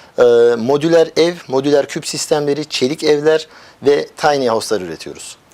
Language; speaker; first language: Turkish; early bilingual, heritage; Turkish